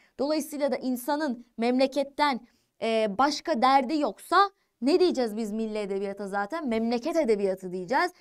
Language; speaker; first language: Turkish; native; Turkish